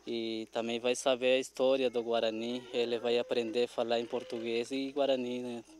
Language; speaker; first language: Portuguese; non-native, local second language; Guarani